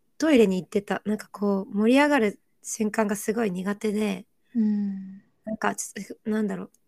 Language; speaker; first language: Japanese; early bilingual, other home language; Korean